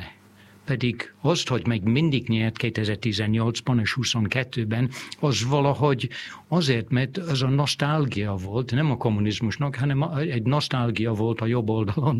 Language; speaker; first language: Hungarian; non-native, fluent; English